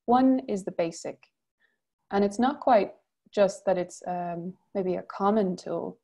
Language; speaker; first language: English; native; English